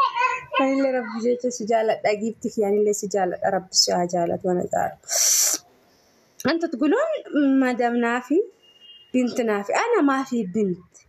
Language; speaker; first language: Arabic; non-native, learner; Oromo